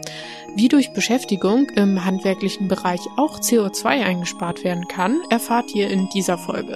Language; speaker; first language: German; native; German